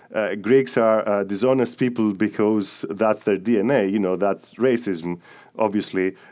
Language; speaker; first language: English; non-native, fluent; Greek